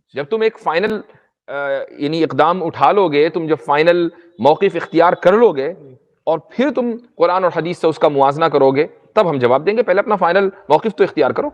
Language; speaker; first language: Urdu; native; Urdu